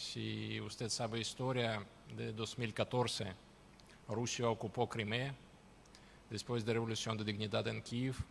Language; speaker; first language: Spanish; non-native, learner; Ukrainian